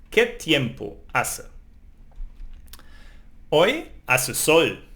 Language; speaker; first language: Spanish; non-native, fluent; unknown